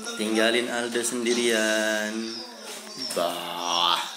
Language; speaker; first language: Indonesian; native; Indonesian